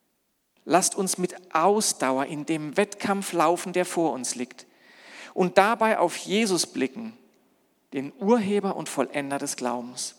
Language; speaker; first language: German; native; German